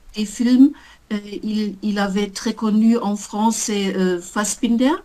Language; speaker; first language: French; non-native, learner; German